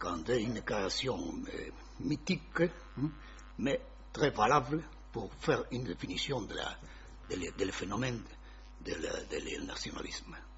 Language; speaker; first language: French; non-native, learner; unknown